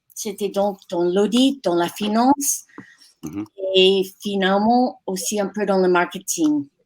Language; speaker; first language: French; non-native, fluent; English